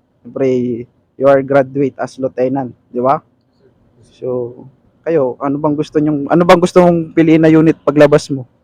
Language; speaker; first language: Filipino; non-native, local second language; Cebuano